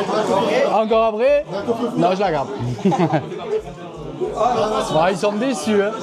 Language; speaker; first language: French; native; French